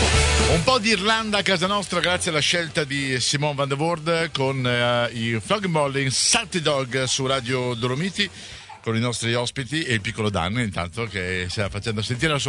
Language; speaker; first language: Italian; native; Italian